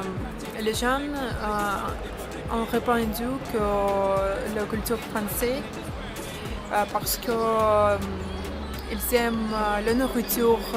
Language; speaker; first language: French; non-native, learner; Russian